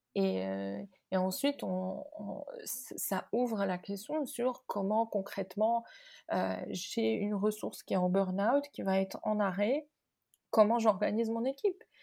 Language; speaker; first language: French; non-native, local second language; Arabic